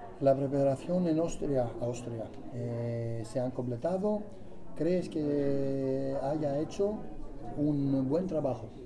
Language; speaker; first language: Spanish; non-native, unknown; Greek